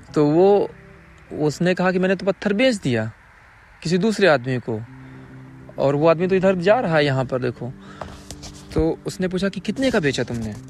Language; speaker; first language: Hindi; native; Hindi